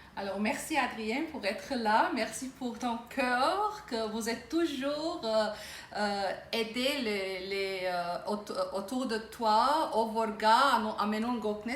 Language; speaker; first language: French; non-native, learner; Armenian